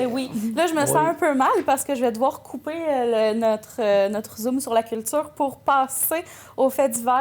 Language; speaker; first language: French; native; French